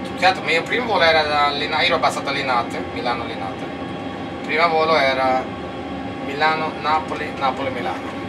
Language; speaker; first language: Italian; non-native, learner; Swedish